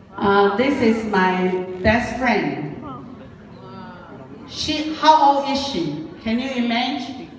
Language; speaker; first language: English; non-native, learner; Japanese